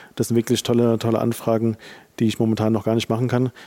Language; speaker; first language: German; native; German